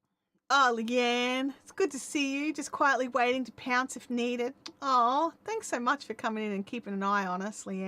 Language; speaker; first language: English; native; English